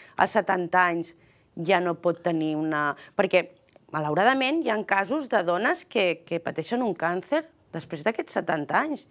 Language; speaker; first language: Catalan; early bilingual, other home language; Spanish